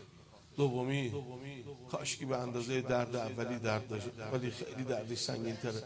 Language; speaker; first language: Persian; native; Persian